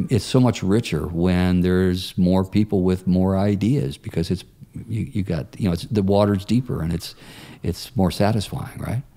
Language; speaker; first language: English; native; English